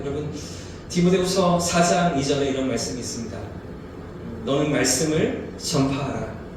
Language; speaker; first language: Korean; native; Korean